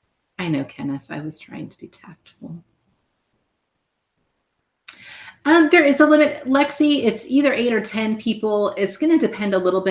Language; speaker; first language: English; native; English